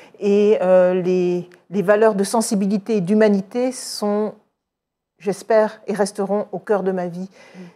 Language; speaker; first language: French; native; French